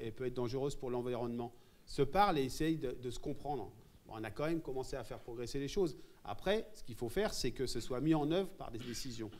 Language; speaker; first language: French; native; French